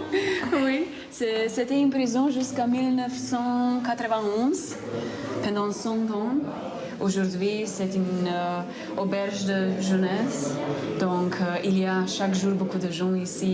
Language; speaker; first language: French; non-native, fluent; Slovenian